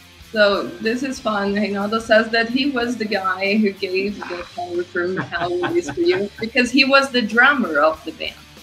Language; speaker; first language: English; non-native, fluent; Portuguese